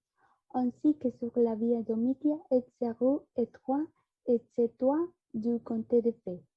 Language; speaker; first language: French; non-native, learner; Spanish